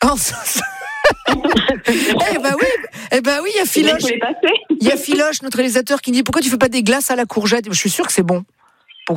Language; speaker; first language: French; native; French